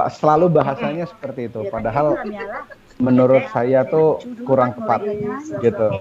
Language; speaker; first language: Indonesian; native; Indonesian